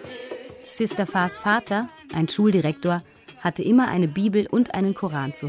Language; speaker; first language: German; native; German